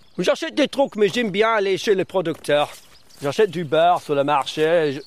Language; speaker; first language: French; non-native, fluent; German